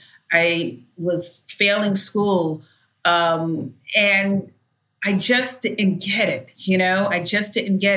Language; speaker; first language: English; early bilingual, other home language; Haitian Creole